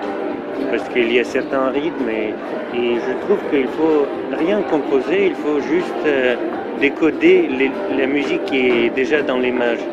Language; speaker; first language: French; non-native, fluent; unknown